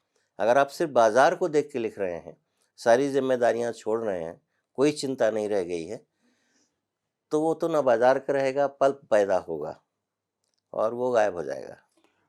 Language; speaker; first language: Hindi; native; Hindi